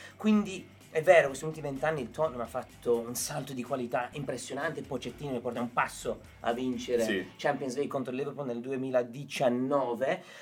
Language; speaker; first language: Italian; non-native, fluent; English